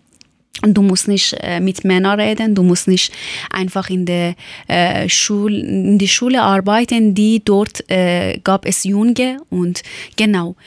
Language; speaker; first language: German; non-native, learner; Persian